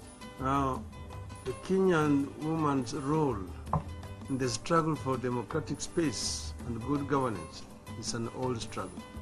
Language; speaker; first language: English; non-native, local second language; Luo (Kenya and Tanzania)